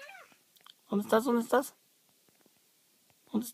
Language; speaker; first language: Spanish; native; Spanish